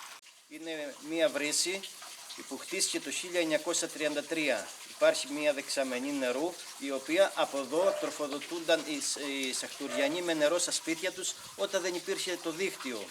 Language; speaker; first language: Greek; native; Greek